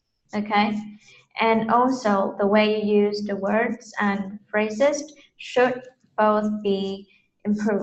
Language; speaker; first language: English; non-native, fluent; Vietnamese